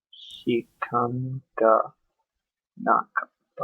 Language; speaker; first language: Japanese; non-native, learner; English